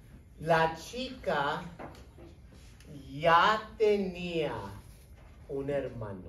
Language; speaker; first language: Spanish; non-native, fluent; English